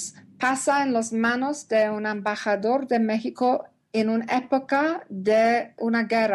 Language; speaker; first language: Spanish; non-native, learner; English